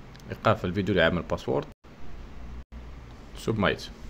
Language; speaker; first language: Arabic; native; Arabic